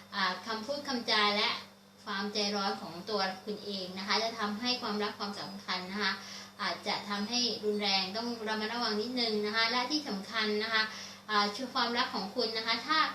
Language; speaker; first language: Thai; native; Thai